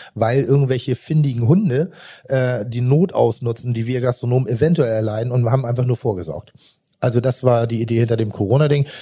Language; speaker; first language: German; native; German